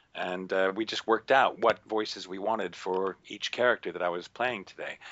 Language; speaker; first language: English; native; English